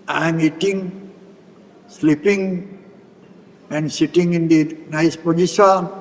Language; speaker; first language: English; non-native, local second language; Odia